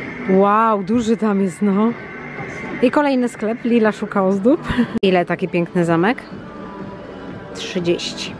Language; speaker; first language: Polish; native; Polish